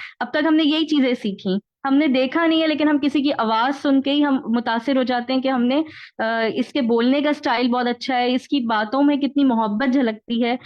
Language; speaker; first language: Urdu; native; Urdu